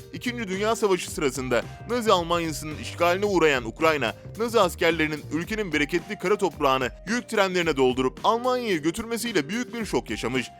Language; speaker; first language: Turkish; native; Turkish